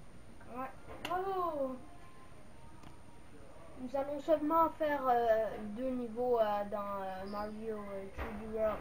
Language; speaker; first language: French; native; French